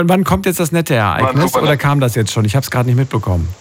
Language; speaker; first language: German; native; German